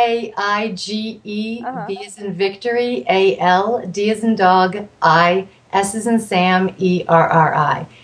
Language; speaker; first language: English; native; English